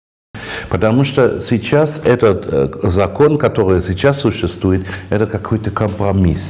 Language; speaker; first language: Russian; non-native, fluent; German